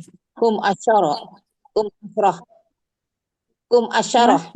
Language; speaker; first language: Arabic; non-native, learner; Indonesian